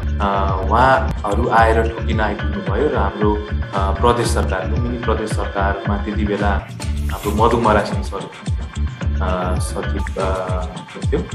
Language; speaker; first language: Nepali; native; Nepali